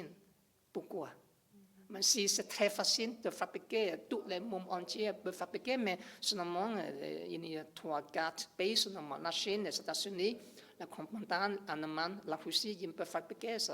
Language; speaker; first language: French; non-native, learner; English